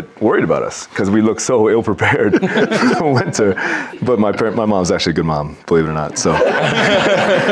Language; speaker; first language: English; native; English